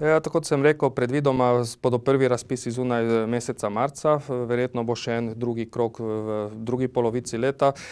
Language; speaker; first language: Slovenian; non-native, local second language; Hungarian